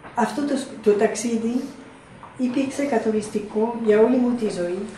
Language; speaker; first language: Greek; non-native, fluent; French